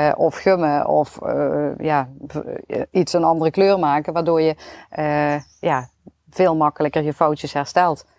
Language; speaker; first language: Dutch; native; Dutch